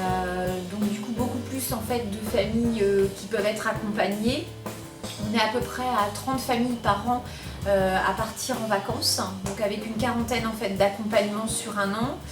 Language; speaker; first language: French; native; French